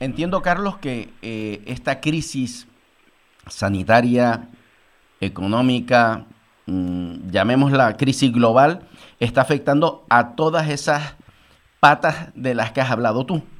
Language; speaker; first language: Spanish; native; Spanish